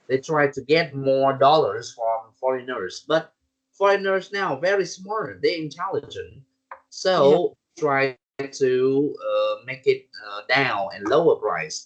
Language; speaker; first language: English; non-native, learner; Vietnamese